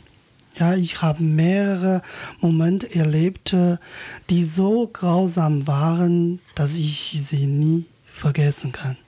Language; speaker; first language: German; non-native, learner; Chinese